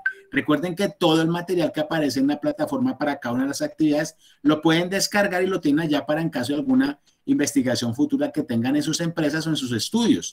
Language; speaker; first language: Spanish; native; Spanish